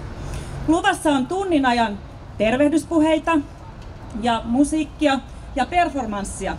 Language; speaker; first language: Finnish; native; Finnish